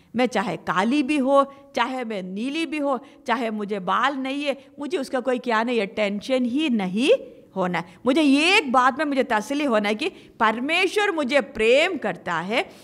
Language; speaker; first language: Hindi; non-native, local second language; Malayalam